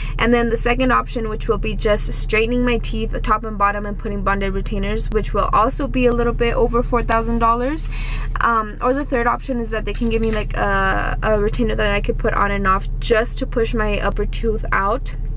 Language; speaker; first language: English; early bilingual, other home language; Spanish